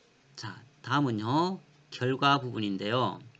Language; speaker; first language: Korean; native; Korean